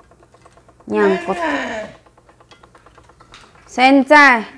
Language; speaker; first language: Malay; non-native, local second language; Javanese